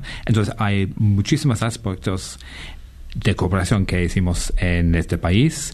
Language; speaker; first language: Spanish; non-native, fluent; English